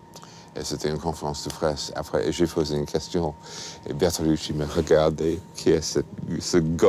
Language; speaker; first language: French; non-native, fluent; English